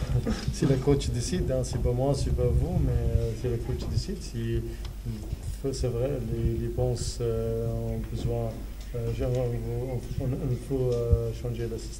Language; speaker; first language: French; non-native, learner; Arabic